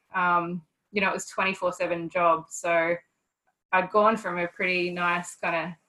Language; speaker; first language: English; native; English